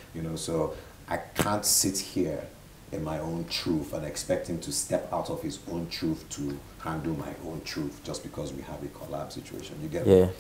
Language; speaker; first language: English; non-native, local second language; Igbo